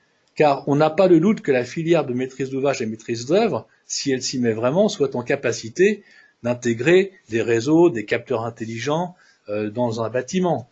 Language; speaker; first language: French; native; French